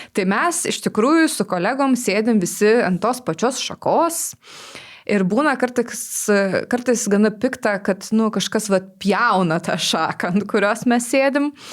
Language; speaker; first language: Lithuanian; non-native, local second language; Polish